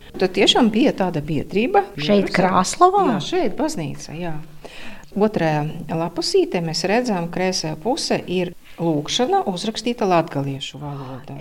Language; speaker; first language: Latvian; non-native, local second language; Russian